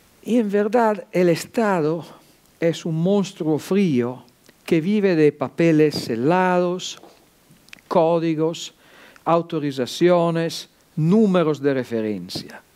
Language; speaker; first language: Spanish; non-native, fluent; Italian